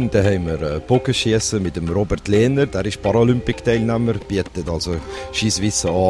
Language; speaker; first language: German; native; German